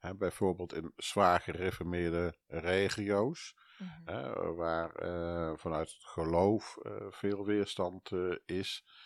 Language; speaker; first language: Dutch; native; Dutch